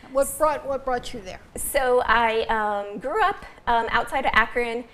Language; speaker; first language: English; native; English